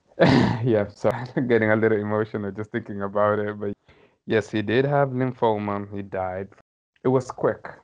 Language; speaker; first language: English; non-native, local second language; Somali